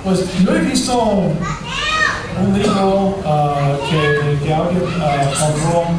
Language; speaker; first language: Spanish; non-native, fluent; English